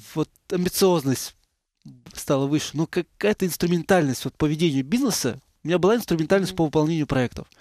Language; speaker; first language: Russian; native; Russian